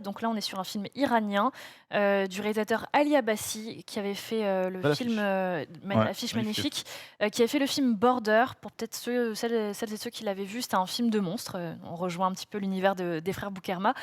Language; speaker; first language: French; native; French